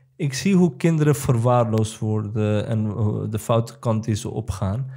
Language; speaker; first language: Dutch; early bilingual, other home language; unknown